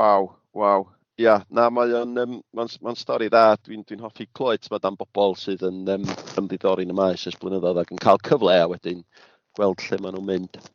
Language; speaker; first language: Welsh; native; Welsh